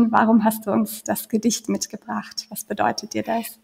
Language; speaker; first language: German; native; German